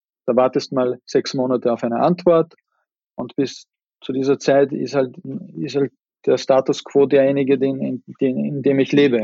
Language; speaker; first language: German; native; German